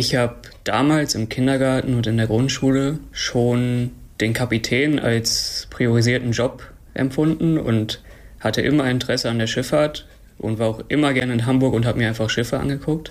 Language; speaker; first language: German; native; German